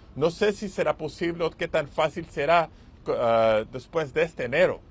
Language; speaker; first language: Spanish; early bilingual, heritage; Spanish